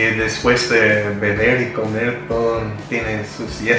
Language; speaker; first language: Spanish; non-native, learner; Vietnamese